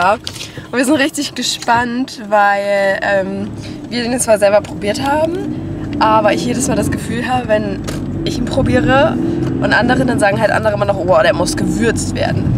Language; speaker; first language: German; native; German